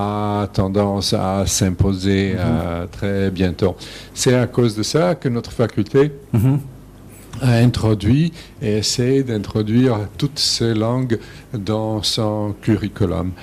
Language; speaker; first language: French; non-native, fluent; Serbian